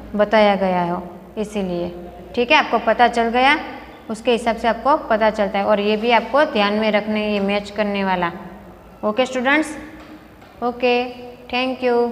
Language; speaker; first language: Hindi; non-native, local second language; Gujarati